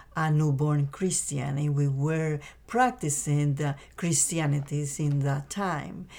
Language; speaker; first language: English; non-native, fluent; Spanish